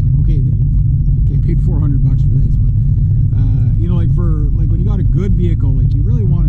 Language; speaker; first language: English; native; English